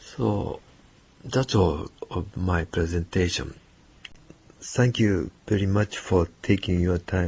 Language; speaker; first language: English; non-native, learner; Japanese